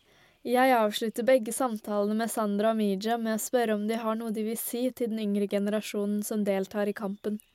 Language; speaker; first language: Norwegian; native; Norwegian